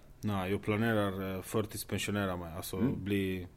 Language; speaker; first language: Swedish; non-native, fluent; Romanian